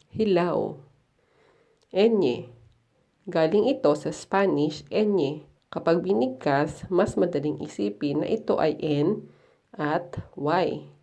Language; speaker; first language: Filipino; native; Filipino